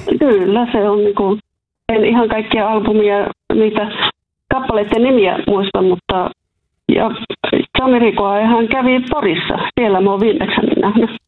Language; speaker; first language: Finnish; native; Finnish